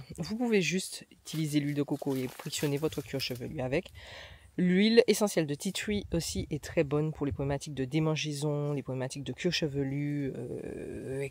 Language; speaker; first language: French; native; French